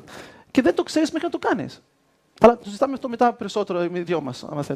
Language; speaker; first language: Greek; early bilingual, heritage; Greek